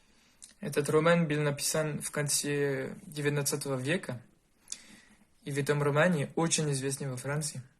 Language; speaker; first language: Russian; non-native, learner; French